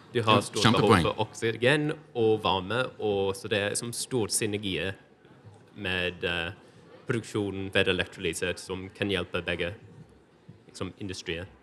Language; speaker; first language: Norwegian; non-native, fluent; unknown